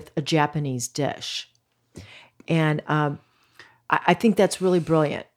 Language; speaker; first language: English; early bilingual, other home language; Greek